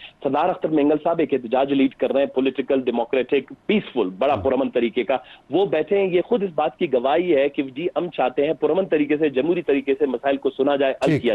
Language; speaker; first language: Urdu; non-native, local second language; Baluchi